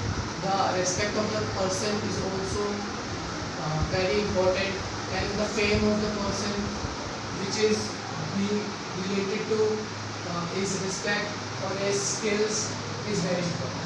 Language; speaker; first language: English; non-native, learner; Hindi